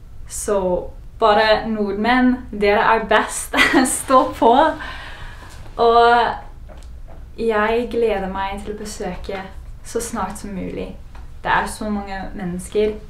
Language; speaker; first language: Norwegian; non-native, fluent; English